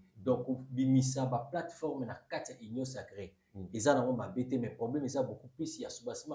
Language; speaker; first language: French; non-native, local second language; Lingala